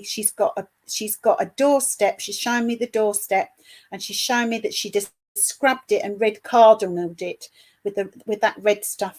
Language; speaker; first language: English; native; English